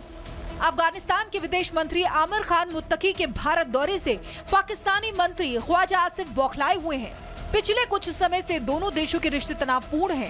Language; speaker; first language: Hindi; native; Hindi